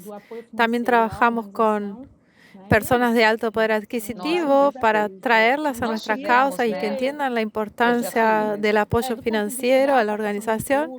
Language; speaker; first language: Spanish; non-native, fluent; Portuguese